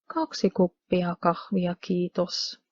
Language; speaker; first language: Finnish; non-native, fluent; Hungarian